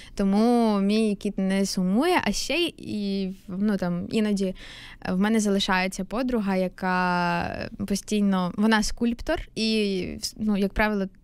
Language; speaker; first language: Ukrainian; native; Ukrainian